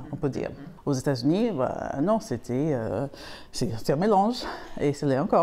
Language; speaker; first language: French; non-native, fluent; English